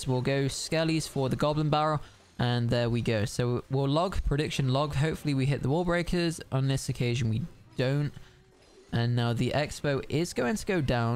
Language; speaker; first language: English; native; English